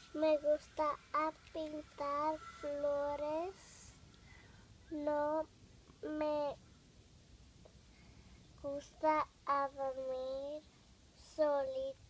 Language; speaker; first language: Spanish; early bilingual, heritage; Spanish